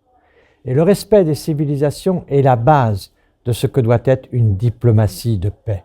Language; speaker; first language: French; native; French